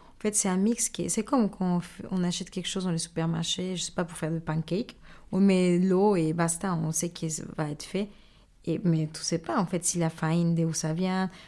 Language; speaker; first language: French; non-native, fluent; Spanish